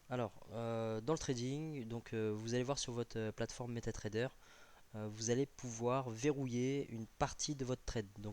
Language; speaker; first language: French; native; French